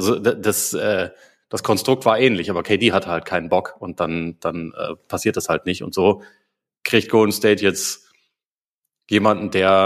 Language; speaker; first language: German; native; German